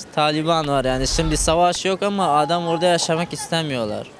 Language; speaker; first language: Turkish; non-native, learner; Persian